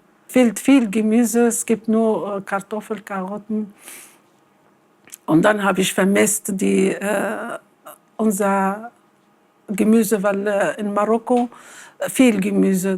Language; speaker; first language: German; non-native, learner; Arabic